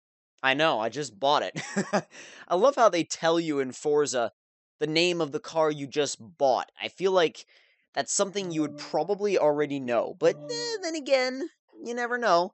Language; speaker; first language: English; native; English